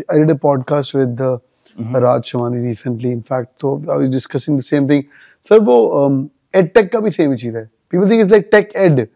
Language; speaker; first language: English; non-native, local second language; Punjabi